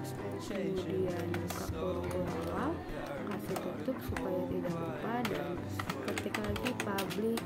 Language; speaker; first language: Indonesian; native; Indonesian